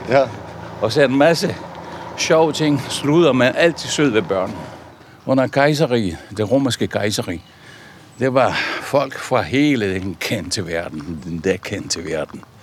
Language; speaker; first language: Danish; non-native, fluent; Italian